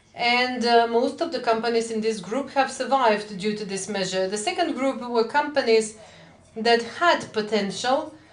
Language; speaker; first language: English; non-native, fluent; Macedonian